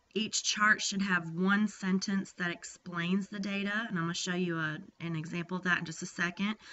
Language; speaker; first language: English; native; English